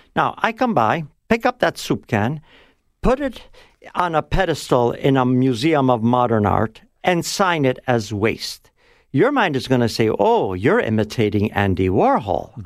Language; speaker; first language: English; native; English